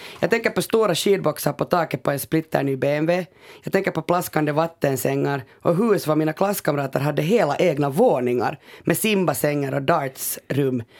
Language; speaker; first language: Swedish; native; Swedish